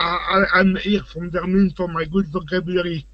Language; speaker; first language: English; non-native, learner; French